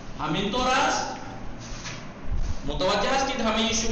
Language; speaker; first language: Persian; non-native, fluent; Urdu